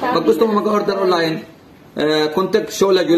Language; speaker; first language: Filipino; non-native, learner; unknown